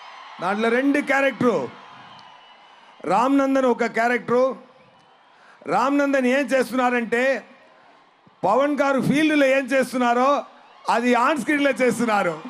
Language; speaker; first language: Telugu; non-native, local second language; Tamil